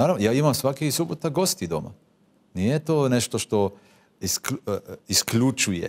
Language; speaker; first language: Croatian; non-native, fluent; Hebrew